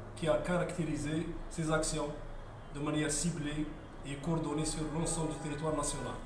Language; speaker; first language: French; non-native, local second language; Arabic